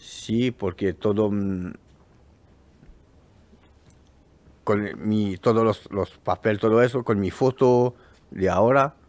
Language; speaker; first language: Spanish; non-native, learner; French